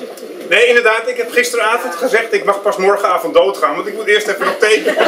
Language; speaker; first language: Dutch; native; Dutch